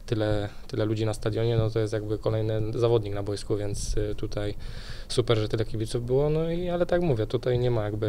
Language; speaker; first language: Polish; native; Polish